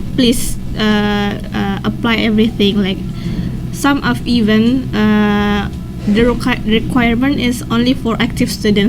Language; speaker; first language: English; non-native, learner; Indonesian